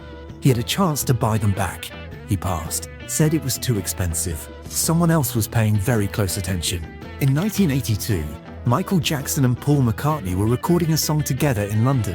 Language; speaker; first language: English; native; English